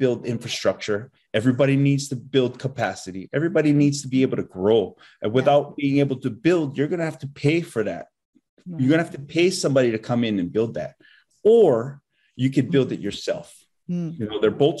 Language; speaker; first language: English; native; English